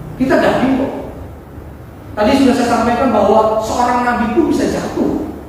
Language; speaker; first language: Indonesian; non-native, local second language; Javanese